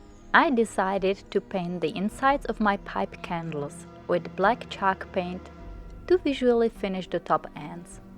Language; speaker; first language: English; non-native, fluent; Czech